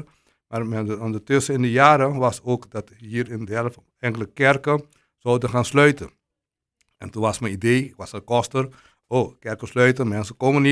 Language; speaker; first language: Dutch; non-native, local second language; Papiamento